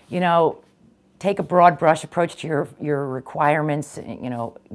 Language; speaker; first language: English; native; English